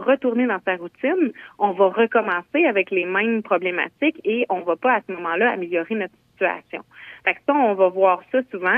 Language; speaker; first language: French; native; French